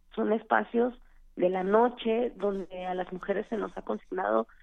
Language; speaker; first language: Spanish; native; Spanish